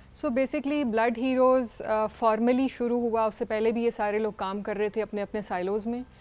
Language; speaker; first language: Urdu; native; Urdu